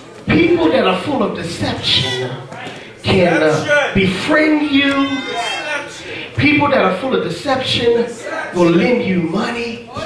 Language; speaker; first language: English; native; English